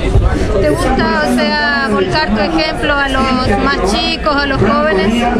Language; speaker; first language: Spanish; native; Spanish